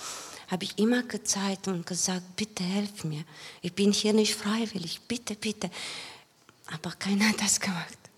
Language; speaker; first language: German; non-native, learner; Romanian